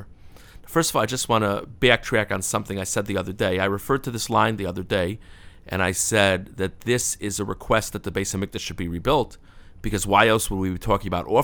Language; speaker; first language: English; native; English